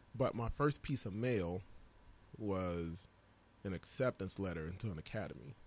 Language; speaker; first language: English; native; English